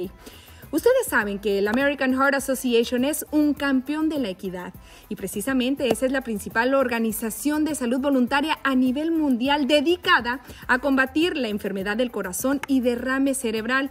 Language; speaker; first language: Spanish; native; Spanish